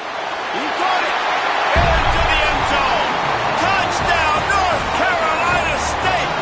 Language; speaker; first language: English; native; English